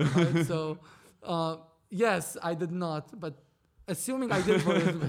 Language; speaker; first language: English; non-native, fluent; Arabic